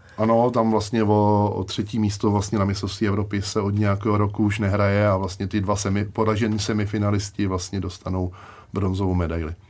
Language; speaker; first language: Czech; native; Czech